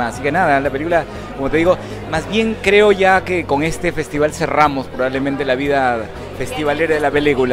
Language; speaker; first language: Spanish; native; Spanish